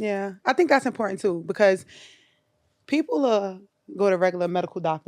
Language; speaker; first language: English; native; English